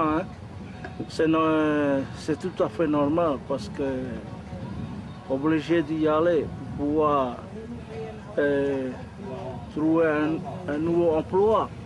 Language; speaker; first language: French; non-native, local second language; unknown